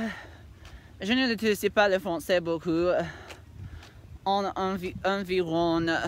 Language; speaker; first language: French; non-native, learner; English